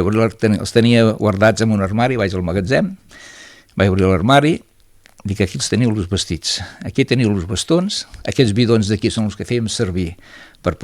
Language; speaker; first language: Catalan; native; Catalan